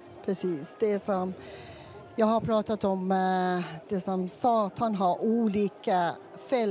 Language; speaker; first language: Swedish; non-native, fluent; Persian